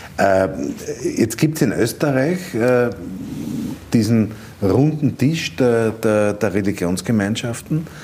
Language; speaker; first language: German; native; German